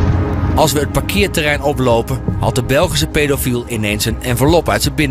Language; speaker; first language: Dutch; native; Dutch